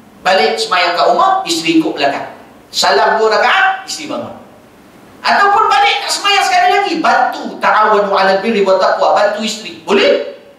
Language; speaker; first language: Malay; native; Malay